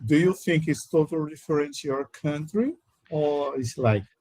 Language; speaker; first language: English; non-native, learner; Portuguese